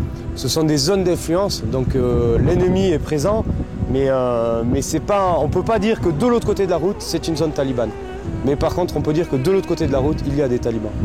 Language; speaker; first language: French; native; French